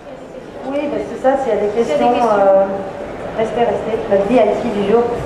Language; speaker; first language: French; native; French